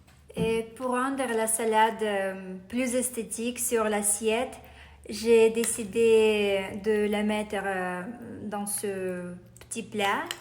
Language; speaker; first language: French; non-native, fluent; Russian